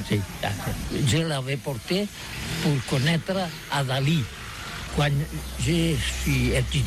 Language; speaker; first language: French; non-native, learner; Catalan